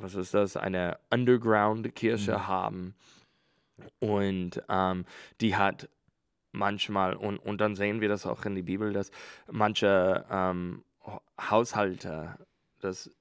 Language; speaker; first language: German; non-native, learner; English